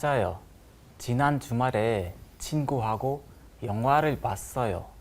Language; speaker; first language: Korean; non-native, learner; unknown